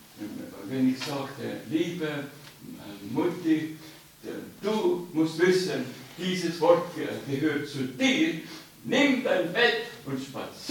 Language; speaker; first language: German; non-native, fluent; Estonian